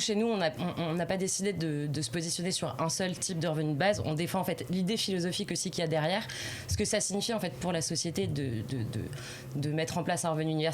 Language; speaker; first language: French; native; French